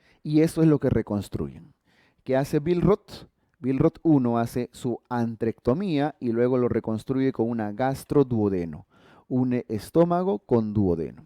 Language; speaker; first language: Spanish; native; Spanish